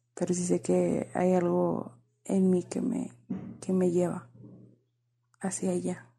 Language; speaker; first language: Spanish; native; Spanish